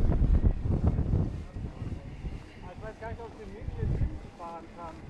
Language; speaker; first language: German; non-native, learner; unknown